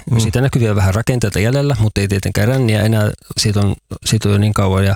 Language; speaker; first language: Finnish; native; Finnish